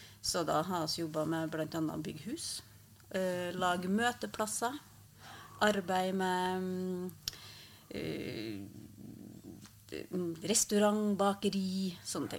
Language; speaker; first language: Norwegian; native; Norwegian